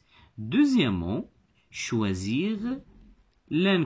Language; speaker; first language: French; non-native, local second language; Arabic